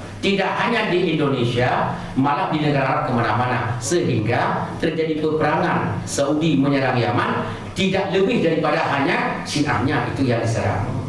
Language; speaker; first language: Indonesian; non-native, local second language; Achinese